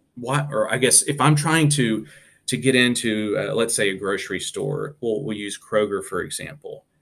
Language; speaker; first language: English; native; English